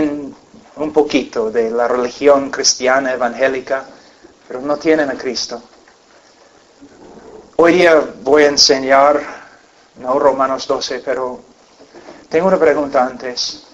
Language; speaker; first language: Spanish; non-native, fluent; English